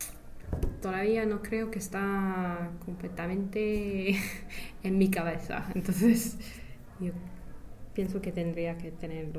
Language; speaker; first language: Spanish; non-native, fluent; English